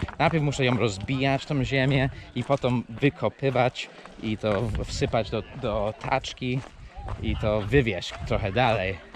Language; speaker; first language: Polish; non-native, fluent; English